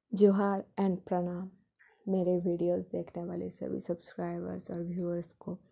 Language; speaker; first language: Hindi; non-native, local second language; Santali